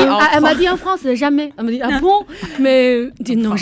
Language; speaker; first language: French; non-native, fluent; Chinese